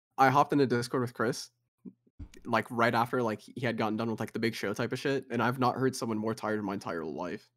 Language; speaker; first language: English; native; English